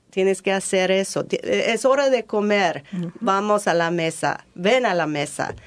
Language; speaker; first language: Spanish; non-native, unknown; English